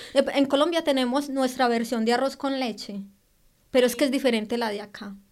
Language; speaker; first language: Spanish; native; Spanish